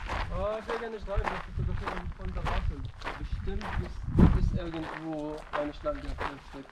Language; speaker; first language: German; non-native, learner; Arabic